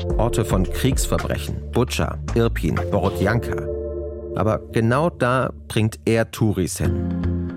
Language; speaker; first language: German; native; German